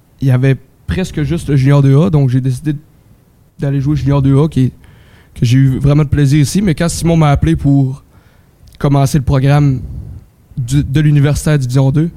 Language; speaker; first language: French; native; French